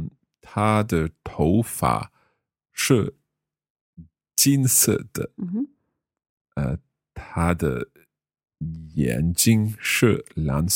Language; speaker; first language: Chinese; non-native, learner; English